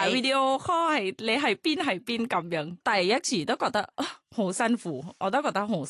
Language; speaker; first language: Cantonese; non-native, learner; Thai